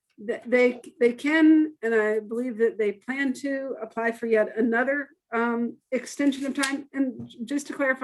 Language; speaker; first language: English; native; English